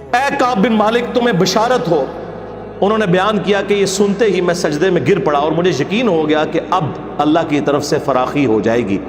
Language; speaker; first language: Urdu; native; Urdu